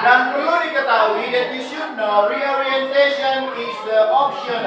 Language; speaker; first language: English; non-native, fluent; Indonesian